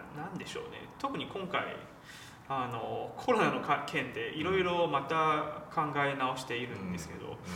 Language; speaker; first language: Japanese; non-native, fluent; Chinese